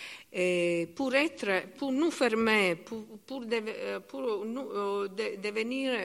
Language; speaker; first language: French; non-native, learner; Italian